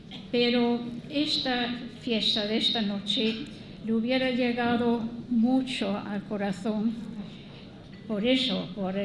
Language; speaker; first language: Spanish; non-native, fluent; English